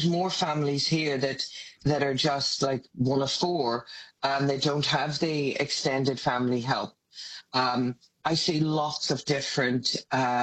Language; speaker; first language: English; native; English